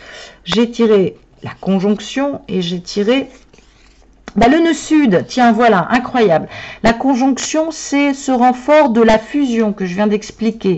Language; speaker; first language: French; native; French